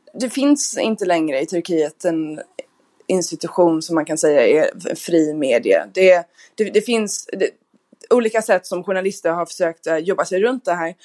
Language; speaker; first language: Swedish; non-native, fluent; English